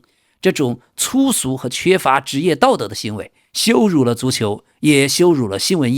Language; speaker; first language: Chinese; native; Chinese